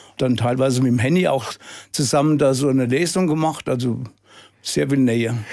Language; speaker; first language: German; native; German